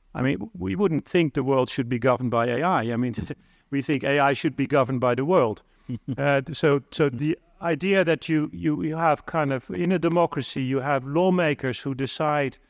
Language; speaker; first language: English; non-native, fluent; Dutch